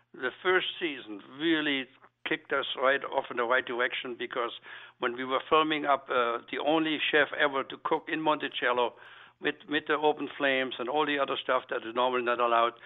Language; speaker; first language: English; non-native, fluent; German